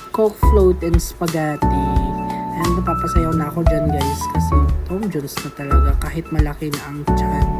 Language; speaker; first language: Filipino; non-native, local second language; Cebuano